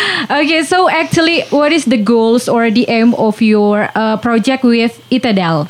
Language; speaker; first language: English; non-native, learner; Indonesian